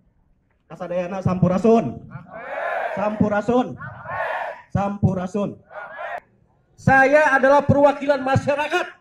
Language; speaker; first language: Indonesian; native; Indonesian